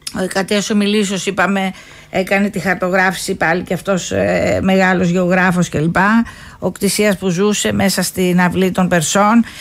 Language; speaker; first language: Greek; native; Greek